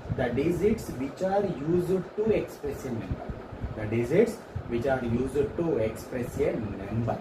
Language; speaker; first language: English; non-native, local second language; Telugu